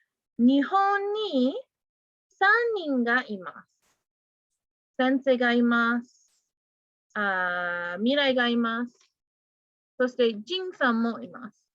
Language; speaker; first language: Japanese; non-native, fluent; English